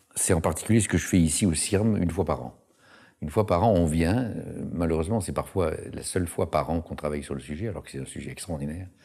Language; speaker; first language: French; native; French